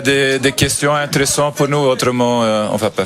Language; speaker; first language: French; non-native, fluent; Dutch